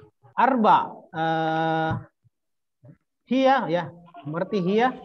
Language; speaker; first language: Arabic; non-native, fluent; Indonesian